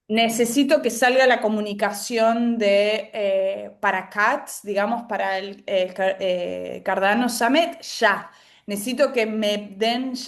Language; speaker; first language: Spanish; native; Spanish